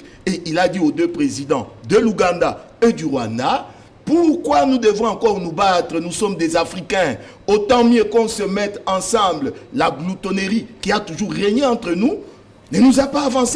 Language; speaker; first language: French; non-native, local second language; Lingala